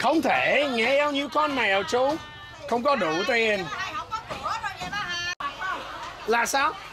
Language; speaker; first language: Vietnamese; non-native, learner; English